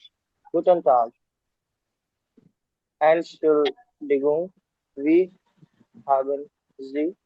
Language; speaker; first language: German; non-native, learner; Hindi